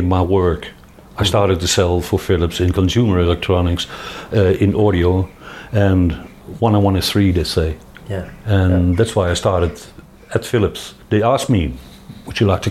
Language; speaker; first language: English; non-native, fluent; Dutch